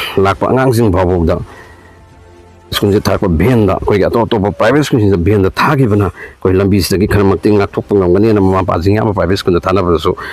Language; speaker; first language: Manipuri; native; Manipuri